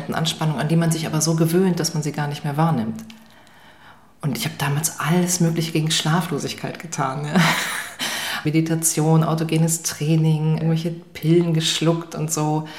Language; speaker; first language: German; native; German